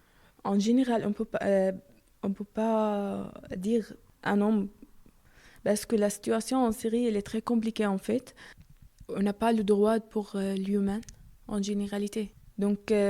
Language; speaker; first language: French; non-native, learner; Arabic